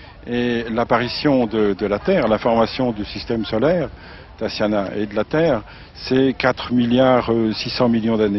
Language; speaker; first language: French; native; French